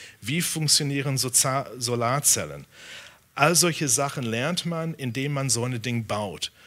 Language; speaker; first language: German; non-native, fluent; English